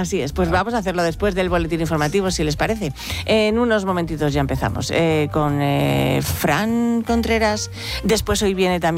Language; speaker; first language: Spanish; native; Spanish